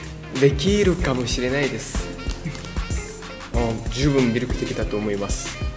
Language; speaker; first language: Japanese; non-native, learner; Korean